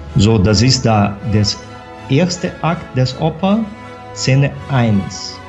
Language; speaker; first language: German; non-native, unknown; Portuguese